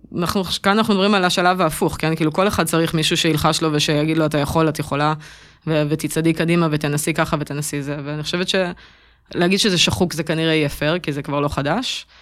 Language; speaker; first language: Hebrew; native; Hebrew